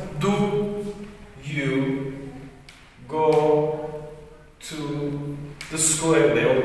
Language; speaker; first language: English; non-native, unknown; Turkish